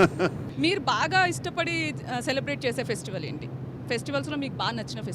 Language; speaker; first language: Telugu; native; Telugu